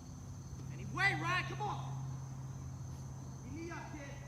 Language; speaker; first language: English; native; English